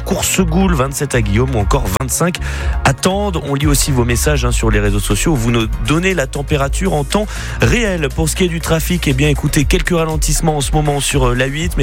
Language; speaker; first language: French; native; French